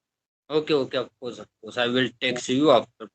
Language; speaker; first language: English; non-native, learner; Hindi